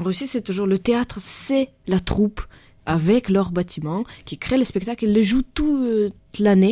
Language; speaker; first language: French; non-native, fluent; Russian